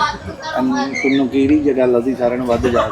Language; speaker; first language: Filipino; non-native, learner; Punjabi